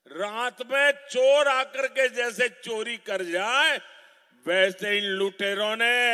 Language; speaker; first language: Hindi; non-native, local second language; Gujarati